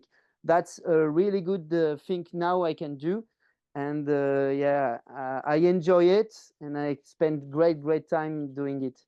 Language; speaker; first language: English; non-native, learner; French